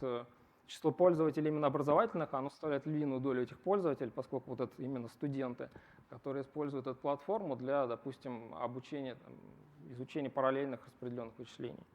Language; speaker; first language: Russian; native; Russian